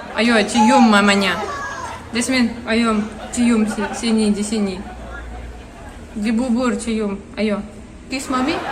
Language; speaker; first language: Indonesian; non-native, learner; Russian